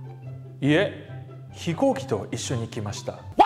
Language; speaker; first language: Japanese; non-native, fluent; Vietnamese